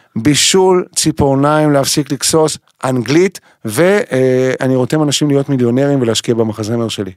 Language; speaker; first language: Hebrew; native; Hebrew